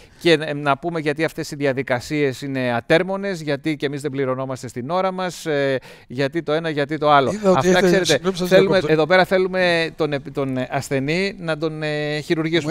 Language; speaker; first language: Greek; native; Greek